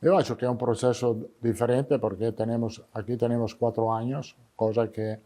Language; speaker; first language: Portuguese; non-native, fluent; Italian